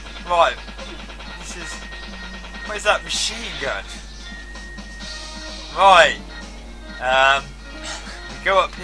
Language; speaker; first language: English; native; English